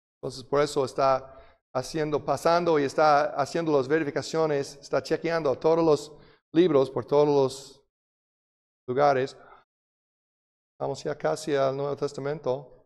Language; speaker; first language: Spanish; non-native, fluent; English